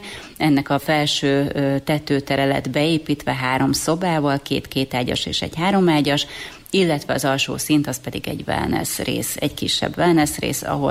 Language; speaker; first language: Hungarian; native; Hungarian